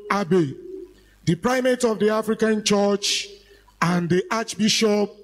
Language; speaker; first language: English; non-native, local second language; Yoruba